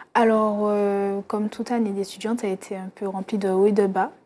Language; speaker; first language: French; native; French